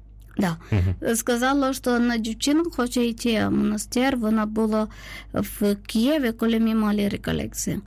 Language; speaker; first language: Ukrainian; non-native, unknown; Malayalam